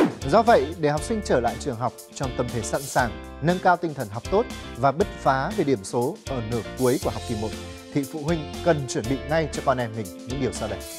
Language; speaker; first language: Vietnamese; native; Vietnamese